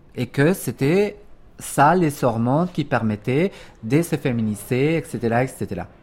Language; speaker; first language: French; non-native, fluent; Spanish